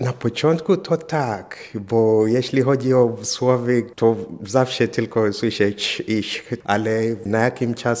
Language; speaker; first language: Polish; non-native, learner; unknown